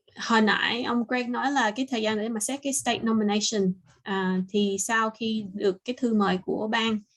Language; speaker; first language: Vietnamese; early bilingual, heritage; Vietnamese